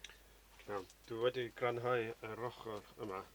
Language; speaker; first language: Welsh; non-native, learner; English